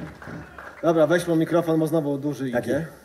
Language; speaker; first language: Polish; native; Polish